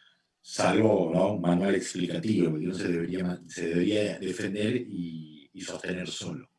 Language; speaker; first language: Spanish; native; Spanish